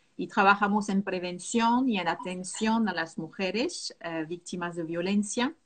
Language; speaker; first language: Spanish; non-native, fluent; French